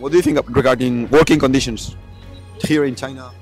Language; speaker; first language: English; non-native, fluent; Spanish